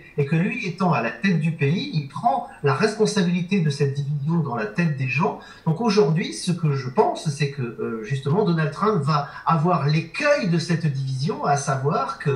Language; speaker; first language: French; native; French